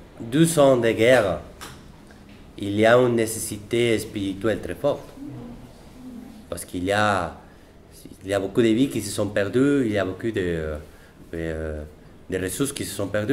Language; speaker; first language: French; non-native, fluent; Spanish